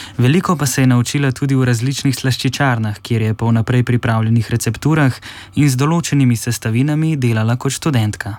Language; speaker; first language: Slovenian; native; Slovenian